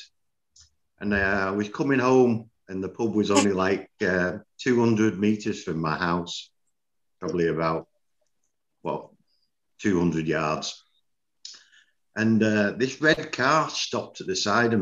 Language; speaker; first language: English; native; English